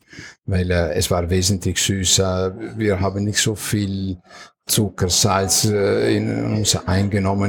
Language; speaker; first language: German; non-native, fluent; Italian